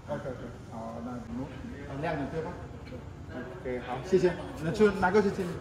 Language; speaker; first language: Chinese; non-native, learner; Bangla